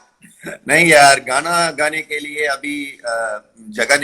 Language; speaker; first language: Hindi; non-native, local second language; Tamil